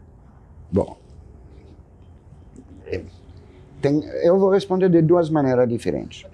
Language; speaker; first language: Portuguese; non-native, fluent; French